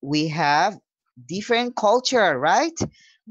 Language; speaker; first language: English; non-native, local second language; Filipino